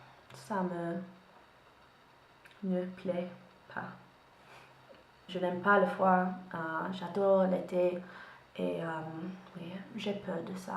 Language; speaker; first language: French; non-native, learner; English